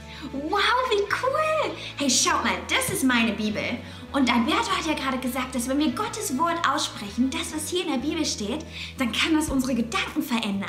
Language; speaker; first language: German; native; German